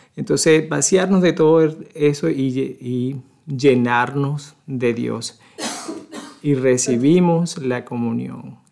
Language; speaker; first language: Spanish; native; Spanish